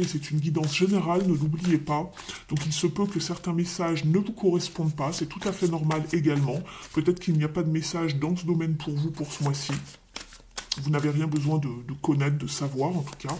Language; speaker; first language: French; native; French